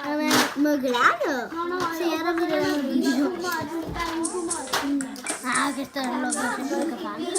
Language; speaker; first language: Catalan; non-native, local second language; Spanish